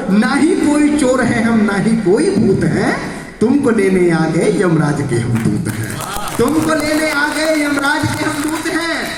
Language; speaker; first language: Hindi; native; Hindi